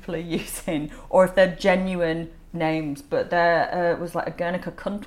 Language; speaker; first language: English; native; English